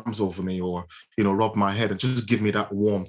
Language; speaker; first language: English; non-native, local second language; Yoruba